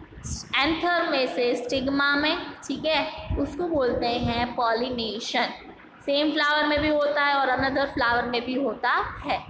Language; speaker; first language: Hindi; non-native, local second language; Gujarati